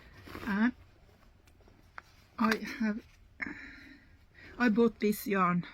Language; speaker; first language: English; non-native, learner; Norwegian